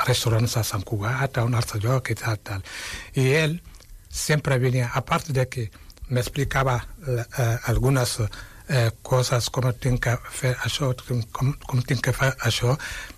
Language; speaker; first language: Catalan; non-native, fluent; Wolof